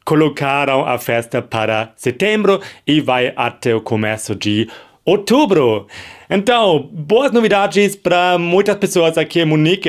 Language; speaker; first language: Portuguese; non-native, fluent; German